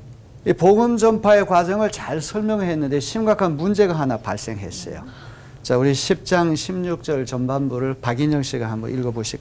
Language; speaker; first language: Korean; native; Korean